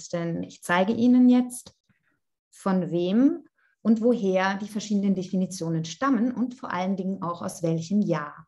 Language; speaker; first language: German; non-native, fluent; Italian